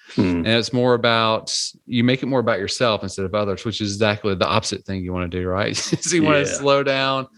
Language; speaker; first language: English; native; English